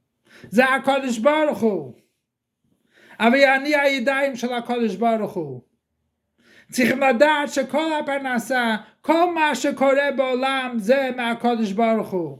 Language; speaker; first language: Hebrew; non-native, fluent; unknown